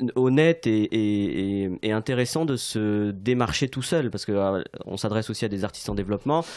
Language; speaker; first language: French; native; French